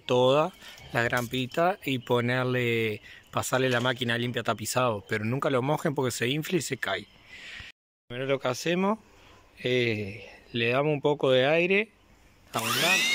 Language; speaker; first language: Spanish; native; Spanish